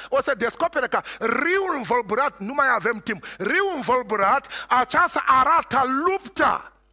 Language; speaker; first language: Romanian; non-native, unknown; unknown